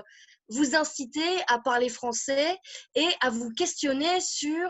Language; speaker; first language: French; native; French